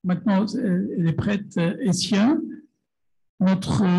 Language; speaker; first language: French; non-native, local second language; Arabic